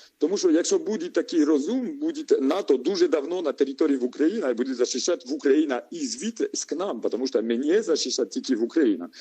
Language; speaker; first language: Ukrainian; non-native, learner; French